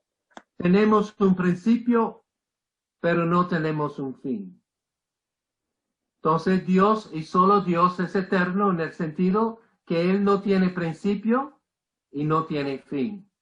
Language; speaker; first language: Spanish; non-native, fluent; English